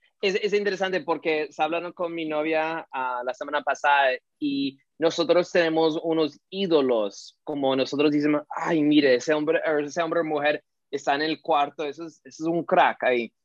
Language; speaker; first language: Spanish; early bilingual, heritage; Spanish